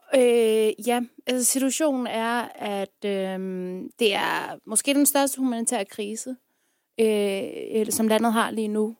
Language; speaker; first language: Danish; early bilingual, other home language; Persian